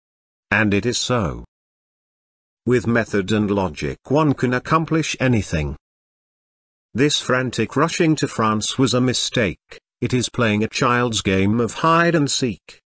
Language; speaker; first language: English; non-native, fluent; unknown